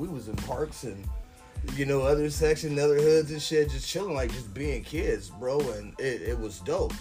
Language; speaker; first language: English; native; English